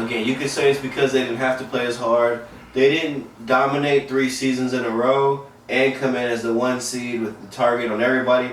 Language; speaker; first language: English; native; English